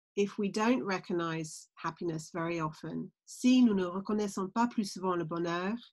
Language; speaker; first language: French; non-native, fluent; English